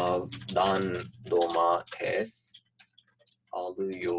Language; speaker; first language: Turkish; non-native, fluent; Urdu